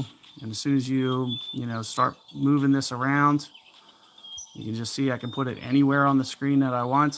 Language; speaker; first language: English; native; English